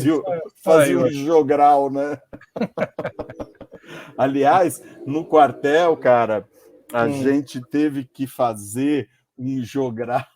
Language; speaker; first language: Portuguese; native; Portuguese